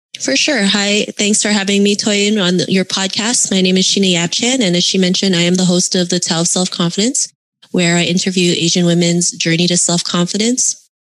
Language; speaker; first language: English; early bilingual, other home language; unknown